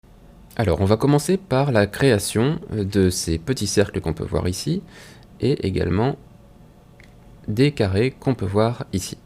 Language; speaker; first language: French; native; French